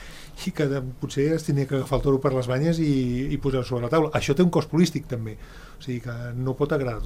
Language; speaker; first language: Catalan; native; Catalan